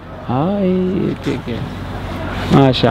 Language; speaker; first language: Arabic; non-native, learner; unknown